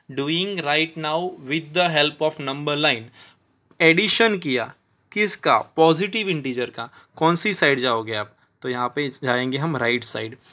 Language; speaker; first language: Hindi; non-native, local second language; Gujarati